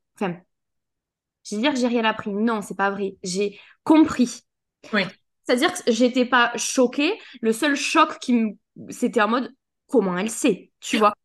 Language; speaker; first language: French; native; French